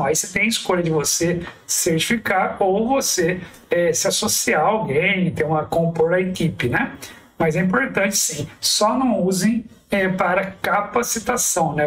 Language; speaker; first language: Portuguese; native; Portuguese